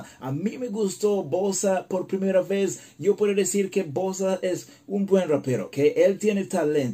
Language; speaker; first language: Spanish; non-native, learner; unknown